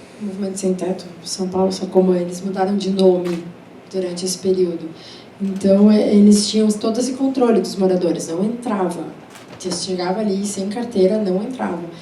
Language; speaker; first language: Portuguese; early bilingual, other home language; Spanish